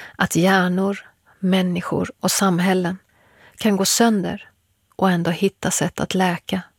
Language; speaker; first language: Swedish; early bilingual, other home language; Persian